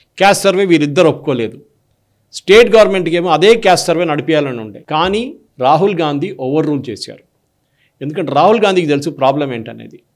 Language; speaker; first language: Telugu; non-native, local second language; Malayalam